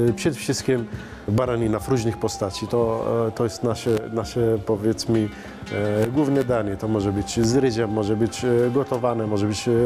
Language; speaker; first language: Polish; non-native, fluent; Arabic